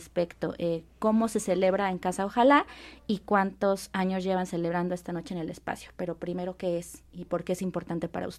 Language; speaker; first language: Spanish; native; Spanish